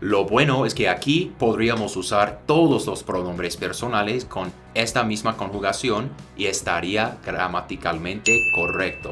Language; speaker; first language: Spanish; non-native, fluent; English